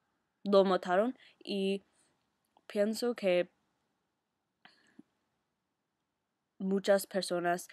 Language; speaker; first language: Spanish; non-native, learner; English